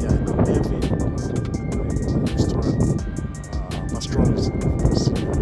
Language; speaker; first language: Russian; non-native, learner; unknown